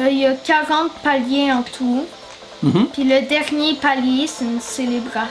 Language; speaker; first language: French; native; French